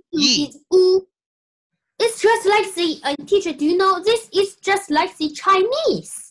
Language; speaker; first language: English; non-native, learner; Chinese